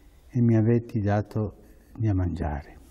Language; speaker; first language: Italian; non-native, fluent; Spanish